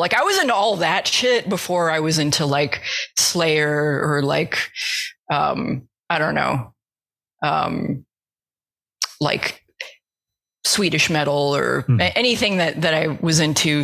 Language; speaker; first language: English; native; English